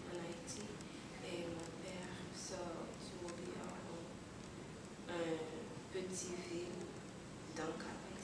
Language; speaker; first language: French; early bilingual, heritage; French